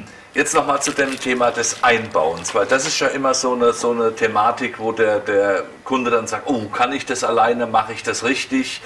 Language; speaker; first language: German; native; German